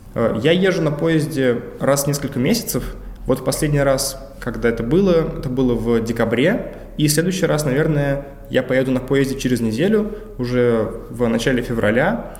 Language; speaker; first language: Russian; native; Russian